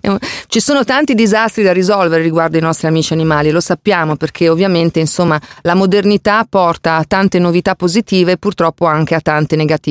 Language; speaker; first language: Italian; native; Italian